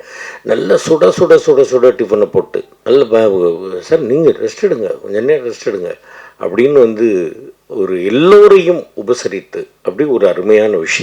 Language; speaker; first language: Tamil; native; Tamil